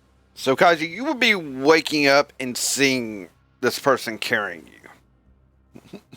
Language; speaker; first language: English; native; English